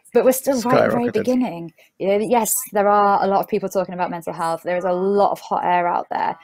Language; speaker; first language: English; native; English